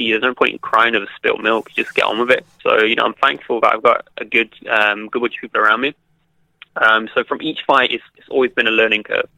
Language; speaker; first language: English; native; English